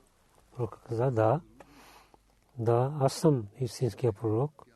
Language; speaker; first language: Bulgarian; non-native, learner; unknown